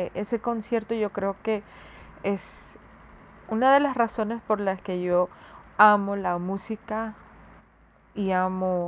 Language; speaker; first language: Spanish; early bilingual, heritage; Spanish